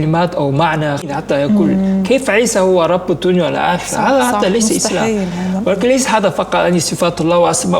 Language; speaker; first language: Arabic; non-native, fluent; Korean